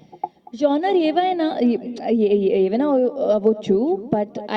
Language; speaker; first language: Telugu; non-native, fluent; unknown